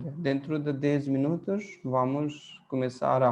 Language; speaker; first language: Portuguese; non-native, fluent; Hindi